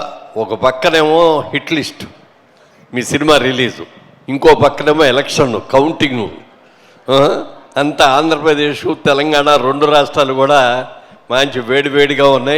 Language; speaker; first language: Telugu; native; Telugu